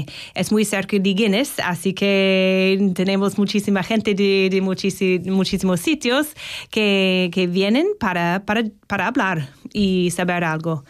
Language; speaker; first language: Spanish; non-native, learner; English